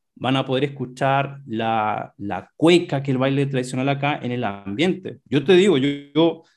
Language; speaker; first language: Spanish; native; Spanish